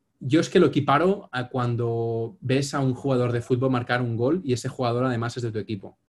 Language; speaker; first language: Spanish; non-native, local second language; Catalan